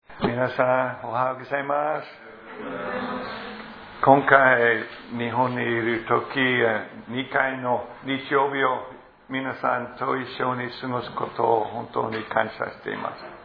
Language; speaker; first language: Japanese; non-native, fluent; English